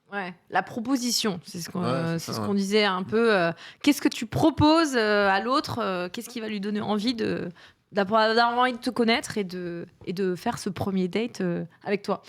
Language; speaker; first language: French; native; French